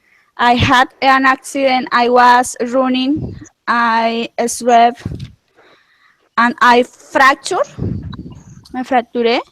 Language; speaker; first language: English; non-native, learner; Spanish